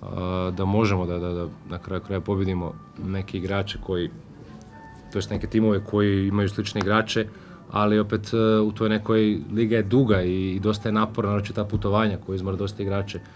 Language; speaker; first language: Serbian; native; Serbian